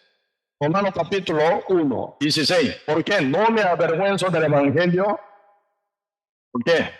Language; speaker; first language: Spanish; non-native, learner; Korean